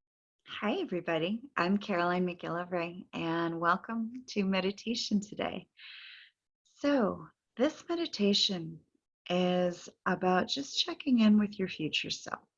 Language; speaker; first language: English; native; English